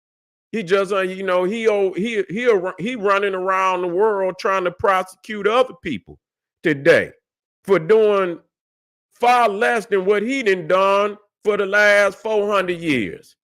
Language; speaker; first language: English; native; English